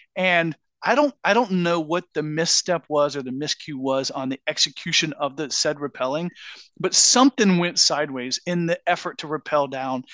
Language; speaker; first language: English; native; English